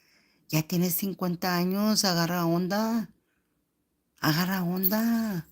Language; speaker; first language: Spanish; early bilingual, heritage; Spanish